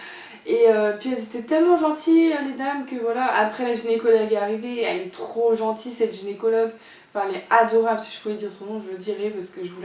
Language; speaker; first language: French; native; French